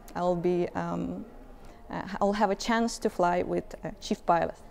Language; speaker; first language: English; non-native, fluent; Estonian